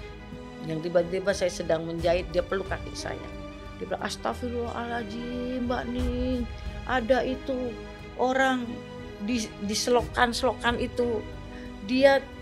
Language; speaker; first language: Indonesian; native; Indonesian